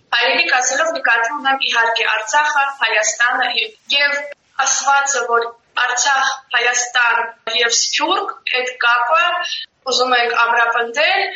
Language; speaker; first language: Armenian; early bilingual, heritage; Armenian